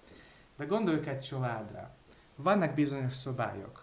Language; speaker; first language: Hungarian; non-native, learner; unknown